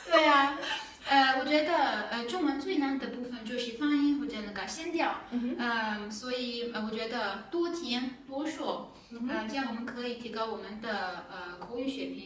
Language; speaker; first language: Chinese; non-native, learner; Persian